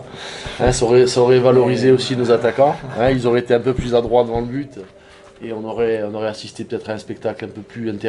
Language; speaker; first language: French; native; French